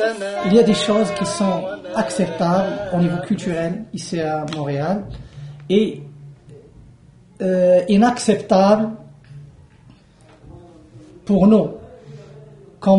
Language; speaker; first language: French; non-native, local second language; Arabic